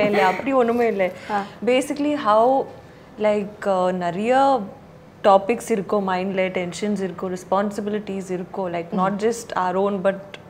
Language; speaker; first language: Tamil; non-native, learner; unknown